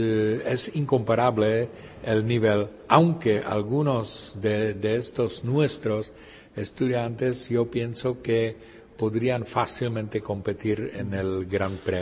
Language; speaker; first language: Spanish; non-native, fluent; Czech